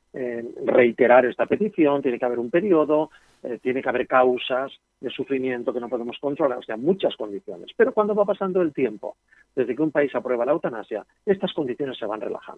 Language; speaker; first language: Spanish; native; Spanish